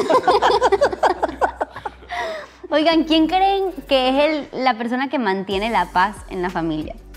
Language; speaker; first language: Spanish; early bilingual, heritage; Spanish